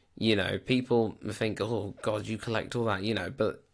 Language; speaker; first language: English; native; English